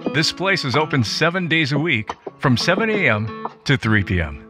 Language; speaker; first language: English; native; English